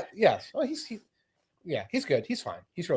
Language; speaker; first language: English; native; English